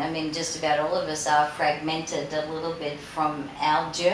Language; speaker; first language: English; native; English